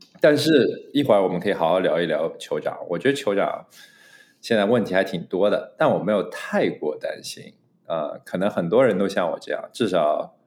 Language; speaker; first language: Chinese; native; Chinese